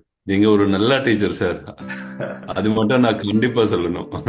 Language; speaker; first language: Tamil; non-native, learner; Telugu